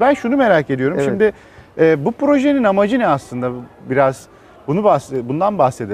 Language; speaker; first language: Turkish; native; Turkish